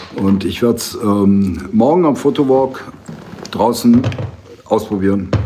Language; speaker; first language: German; native; German